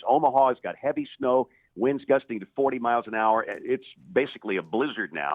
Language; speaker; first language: English; native; English